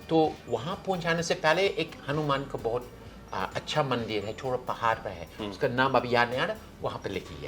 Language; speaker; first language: Hindi; non-native, fluent; English